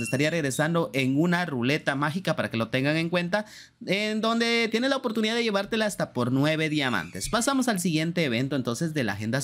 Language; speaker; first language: Spanish; native; Spanish